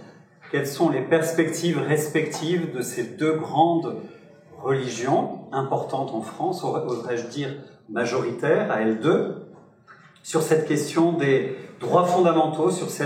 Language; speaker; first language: French; native; French